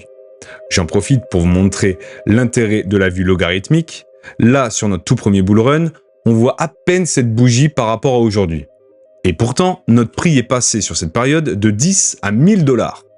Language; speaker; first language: French; native; French